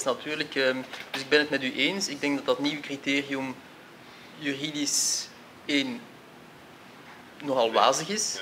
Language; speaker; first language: Dutch; native; Dutch